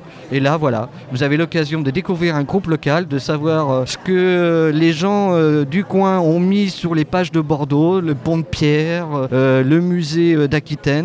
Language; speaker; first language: French; native; French